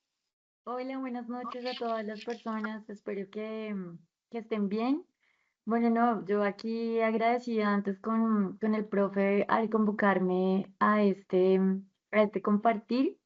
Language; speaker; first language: Spanish; native; Spanish